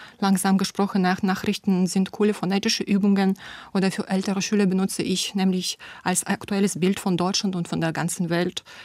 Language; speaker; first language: German; non-native, fluent; Russian